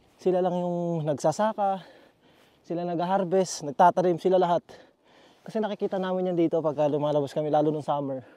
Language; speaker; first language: Filipino; native; Filipino